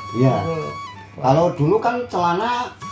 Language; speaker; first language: Indonesian; non-native, local second language; Javanese